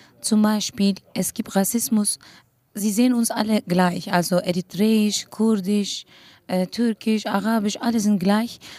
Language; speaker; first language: German; non-native, fluent; Kurdish